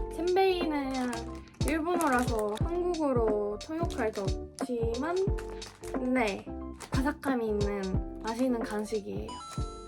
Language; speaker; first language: Korean; non-native, fluent; Japanese